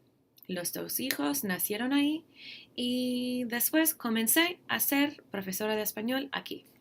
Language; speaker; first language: Spanish; non-native, fluent; English